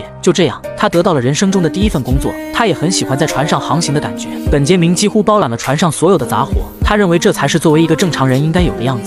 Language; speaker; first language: Chinese; native; Chinese